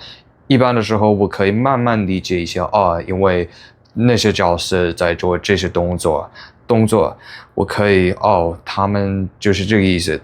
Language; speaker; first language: Chinese; non-native, fluent; English